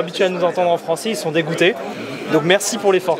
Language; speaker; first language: French; native; French